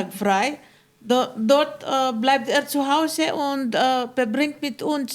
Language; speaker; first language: German; non-native, fluent; Filipino